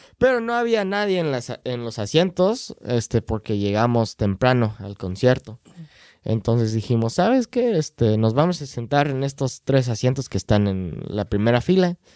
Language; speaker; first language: Spanish; non-native, fluent; English